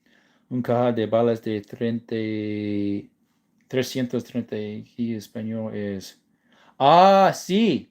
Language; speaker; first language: Spanish; non-native, learner; English